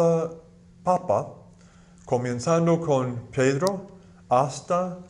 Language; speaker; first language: Spanish; non-native, fluent; English